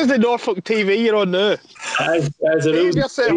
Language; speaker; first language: English; native; English